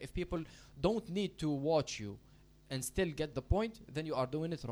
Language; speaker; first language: English; non-native, fluent; Arabic